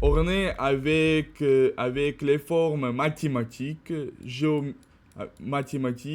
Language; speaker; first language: French; non-native, learner; Russian